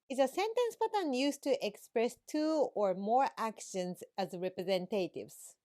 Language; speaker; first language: English; non-native, fluent; Japanese